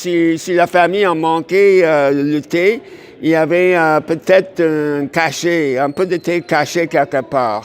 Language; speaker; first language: French; non-native, fluent; English